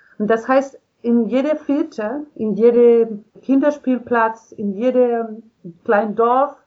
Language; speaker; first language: German; non-native, learner; Spanish